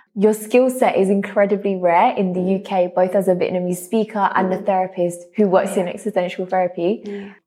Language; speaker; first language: English; early bilingual, other home language; Vietnamese